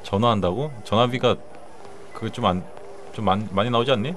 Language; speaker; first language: Korean; native; Korean